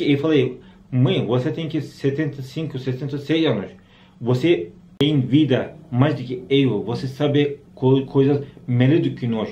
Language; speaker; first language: Portuguese; non-native, learner; Turkish